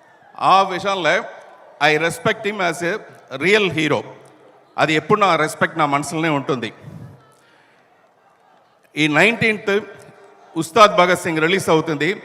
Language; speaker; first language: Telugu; early bilingual, heritage; Telugu